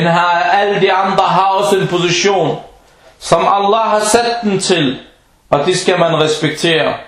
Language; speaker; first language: Danish; early bilingual, other home language; Arabic